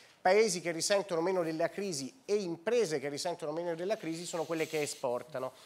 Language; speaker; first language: Italian; native; Italian